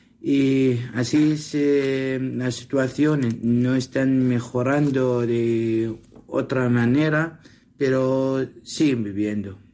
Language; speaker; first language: Spanish; non-native, learner; Assyrian Neo-Aramaic